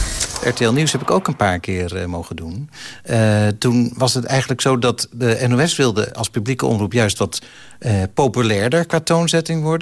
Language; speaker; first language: Dutch; native; Dutch